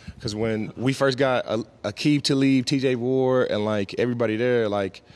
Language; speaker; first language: English; native; English